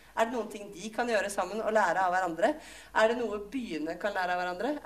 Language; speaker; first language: Norwegian; native; Norwegian